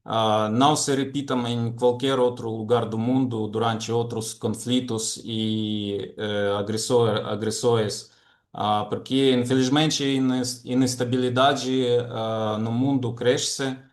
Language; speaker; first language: Portuguese; non-native, fluent; Ukrainian